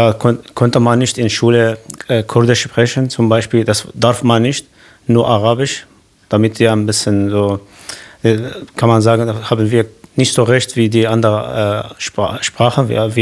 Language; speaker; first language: German; non-native, learner; Kurdish